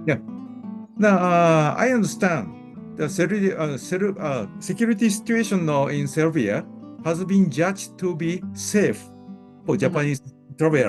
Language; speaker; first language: English; non-native, learner; Japanese